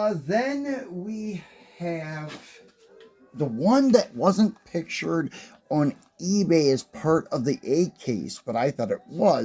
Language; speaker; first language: English; native; English